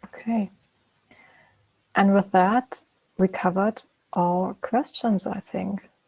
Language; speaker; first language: English; non-native, fluent; German